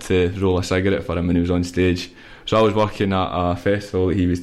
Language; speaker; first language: English; native; English